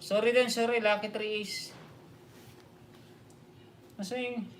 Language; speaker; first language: Filipino; non-native, local second language; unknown